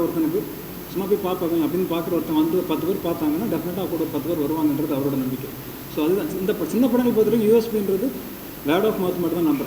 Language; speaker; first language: Tamil; native; Tamil